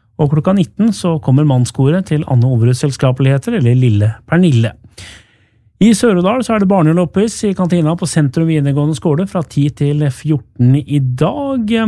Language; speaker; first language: Norwegian; native; Norwegian